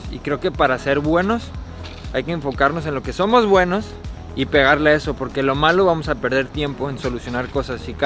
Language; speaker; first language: Spanish; native; Spanish